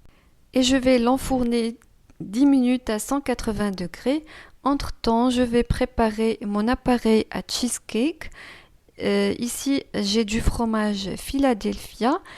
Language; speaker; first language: French; non-native, local second language; Arabic